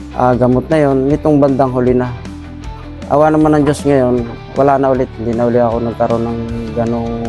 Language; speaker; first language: Filipino; native; Filipino